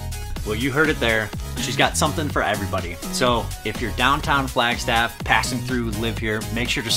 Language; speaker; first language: English; native; English